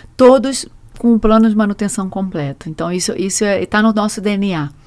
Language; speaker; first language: Portuguese; native; Portuguese